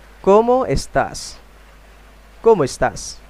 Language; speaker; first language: Spanish; non-native, fluent; Indonesian